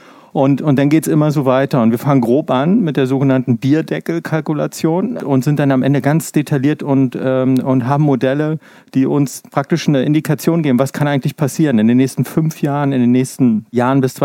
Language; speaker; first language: German; native; German